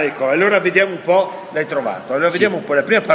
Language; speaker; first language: Italian; native; Italian